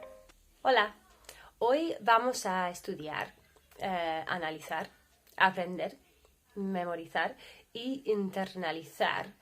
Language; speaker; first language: Spanish; non-native, fluent; English